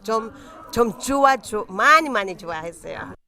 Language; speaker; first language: Korean; non-native, learner; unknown